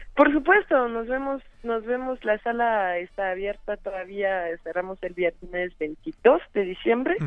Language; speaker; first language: Spanish; non-native, fluent; French